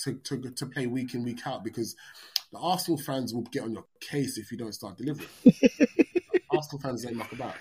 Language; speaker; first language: English; native; English